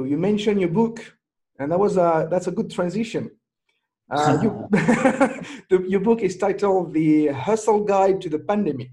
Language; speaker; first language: English; non-native, fluent; French